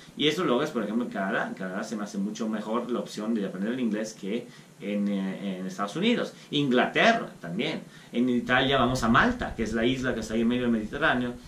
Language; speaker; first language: Spanish; non-native, fluent; Italian